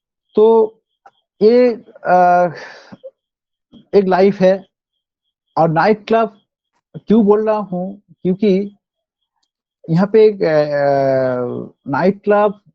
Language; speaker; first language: Hindi; non-native, local second language; Bangla